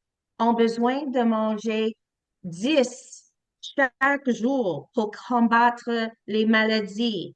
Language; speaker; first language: French; non-native, learner; English